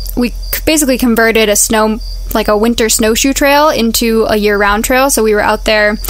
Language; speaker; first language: English; native; English